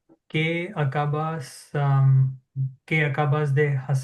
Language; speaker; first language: Spanish; non-native, learner; English